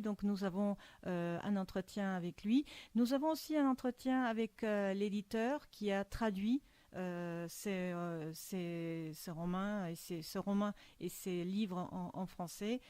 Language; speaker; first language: French; non-native, fluent; Spanish